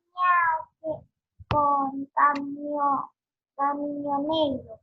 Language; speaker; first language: Portuguese; non-native, learner; Spanish